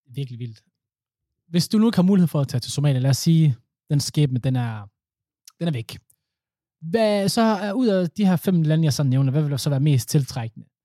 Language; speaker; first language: Danish; early bilingual, other home language; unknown